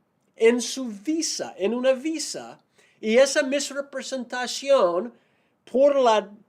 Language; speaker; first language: Spanish; non-native, fluent; English